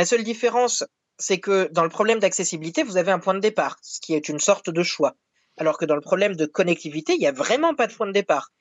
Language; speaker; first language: French; native; French